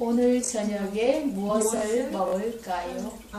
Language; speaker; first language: Korean; non-native, learner; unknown